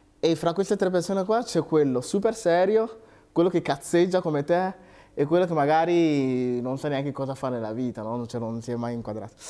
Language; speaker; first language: Italian; early bilingual, other home language; Akan